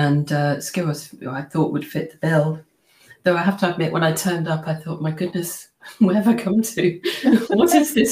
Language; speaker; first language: English; native; English